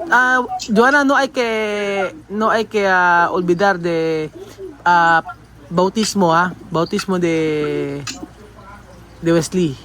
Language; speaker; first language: Spanish; non-native, learner; Filipino